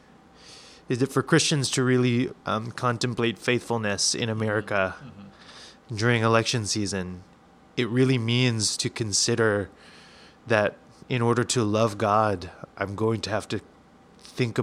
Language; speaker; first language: English; native; English